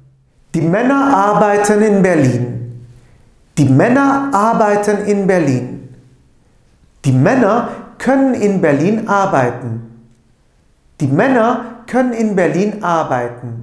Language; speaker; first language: German; non-native, fluent; Turkish